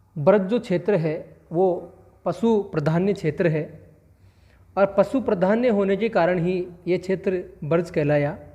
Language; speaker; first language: Hindi; native; Hindi